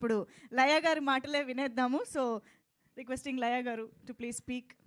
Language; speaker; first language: Telugu; native; Telugu